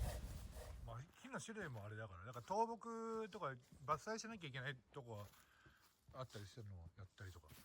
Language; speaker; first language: Japanese; native; Japanese